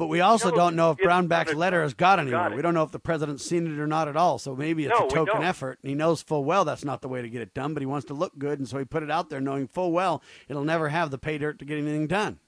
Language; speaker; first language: English; native; English